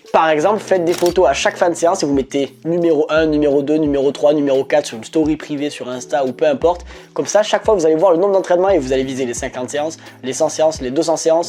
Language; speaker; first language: French; native; French